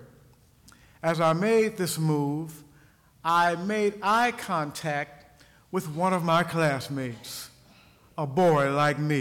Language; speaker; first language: English; native; English